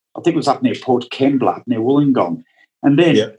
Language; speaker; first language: English; non-native, local second language; Dutch